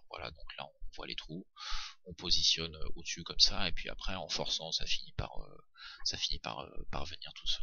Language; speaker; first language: French; native; French